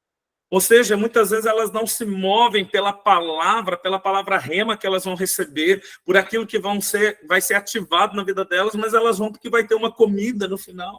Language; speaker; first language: Portuguese; native; Portuguese